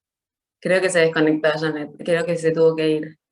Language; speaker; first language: Spanish; native; Spanish